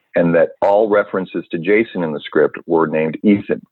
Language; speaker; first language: English; native; English